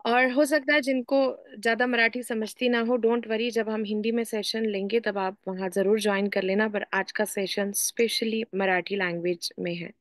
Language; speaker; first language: Hindi; non-native, local second language; Marathi